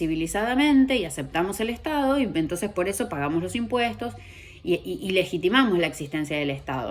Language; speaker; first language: Spanish; native; Spanish